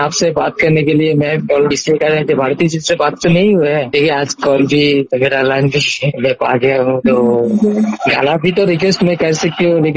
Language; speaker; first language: Hindi; non-native, local second language; Bangla